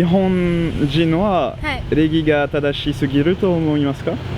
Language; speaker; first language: Japanese; non-native, learner; French